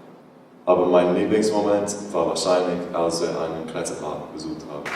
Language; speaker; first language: German; non-native, learner; English